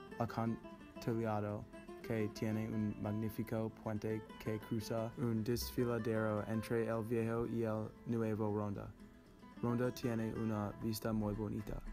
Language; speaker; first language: Spanish; non-native, learner; English